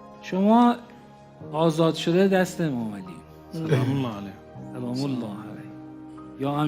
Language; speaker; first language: Persian; native; Persian